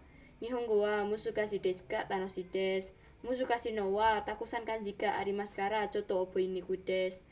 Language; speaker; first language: Japanese; non-native, learner; Indonesian